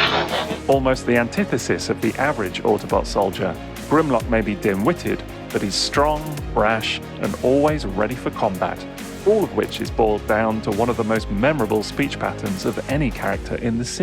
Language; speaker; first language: English; native; English